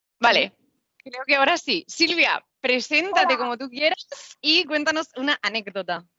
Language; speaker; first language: Spanish; native; Spanish